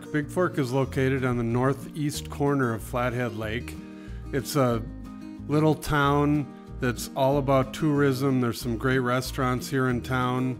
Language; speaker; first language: English; native; English